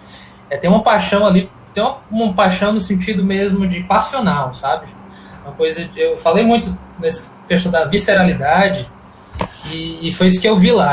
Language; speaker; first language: Portuguese; native; Portuguese